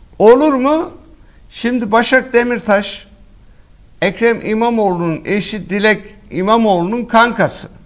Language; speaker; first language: Turkish; native; Turkish